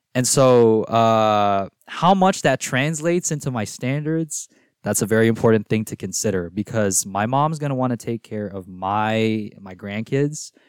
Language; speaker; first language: English; non-native, local second language; Filipino